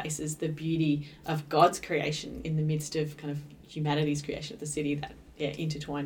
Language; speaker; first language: English; native; English